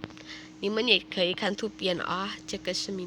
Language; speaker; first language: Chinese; non-native, fluent; Indonesian